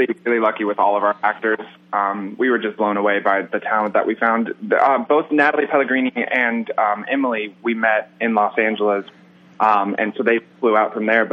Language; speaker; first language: English; native; English